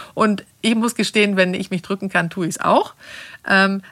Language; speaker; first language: German; non-native, fluent; Swedish